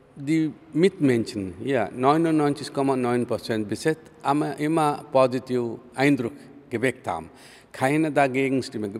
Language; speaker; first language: German; non-native, fluent; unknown